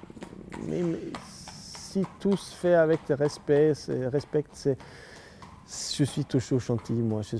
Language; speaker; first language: French; non-native, learner; Swedish